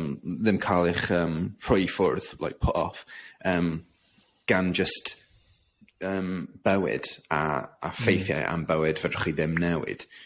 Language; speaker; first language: Welsh; non-native, local second language; English